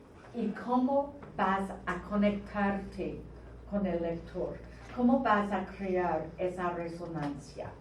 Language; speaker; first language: Spanish; non-native, fluent; English